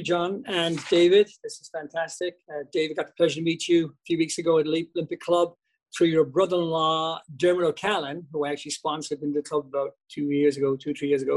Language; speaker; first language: English; native; English